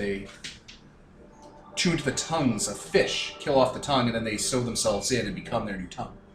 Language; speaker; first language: English; native; English